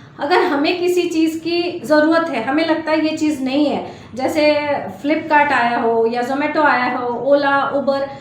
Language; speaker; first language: Hindi; non-native, local second language; Gujarati